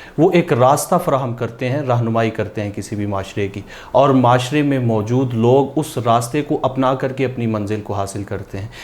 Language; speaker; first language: Urdu; non-native, local second language; Punjabi